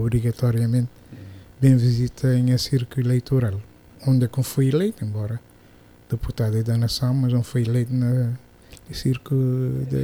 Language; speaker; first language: Portuguese; non-native, local second language; Kabuverdianu